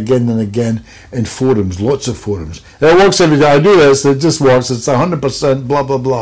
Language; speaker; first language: English; native; English